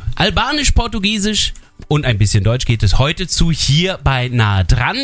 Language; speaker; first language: German; native; German